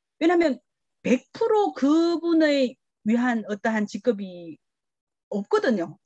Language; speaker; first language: Korean; early bilingual, heritage; Korean